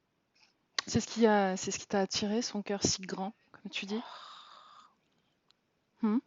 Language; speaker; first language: French; native; French